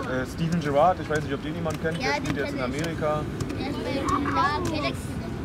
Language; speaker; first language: German; native; German